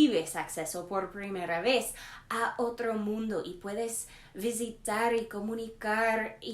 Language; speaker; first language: Spanish; non-native, learner; English